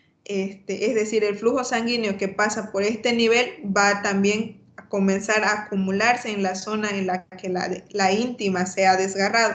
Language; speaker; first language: Spanish; native; Spanish